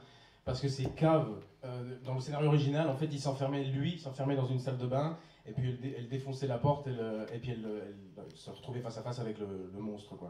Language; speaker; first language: French; native; French